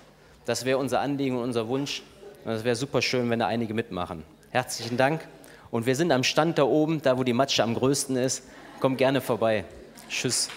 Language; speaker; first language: German; native; German